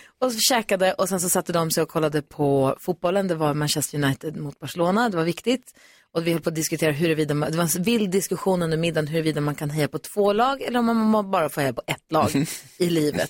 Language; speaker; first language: Swedish; native; Swedish